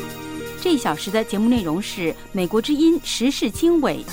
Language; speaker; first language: Chinese; native; Chinese